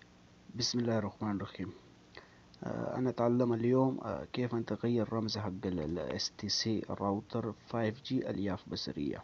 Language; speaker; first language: Arabic; non-native, learner; Urdu